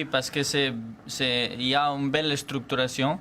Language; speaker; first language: French; non-native, learner; Spanish